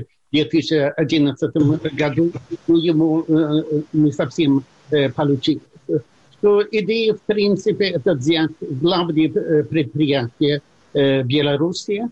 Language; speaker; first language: Russian; non-native, fluent; Swedish